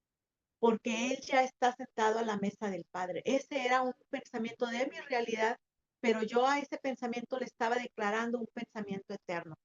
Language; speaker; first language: Spanish; native; Spanish